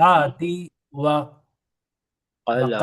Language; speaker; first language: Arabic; non-native, learner; Hindi